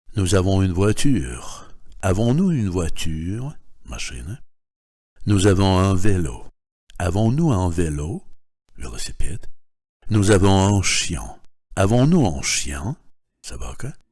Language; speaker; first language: French; non-native, fluent; Russian